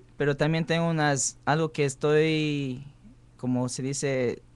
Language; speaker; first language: Spanish; early bilingual, heritage; Spanish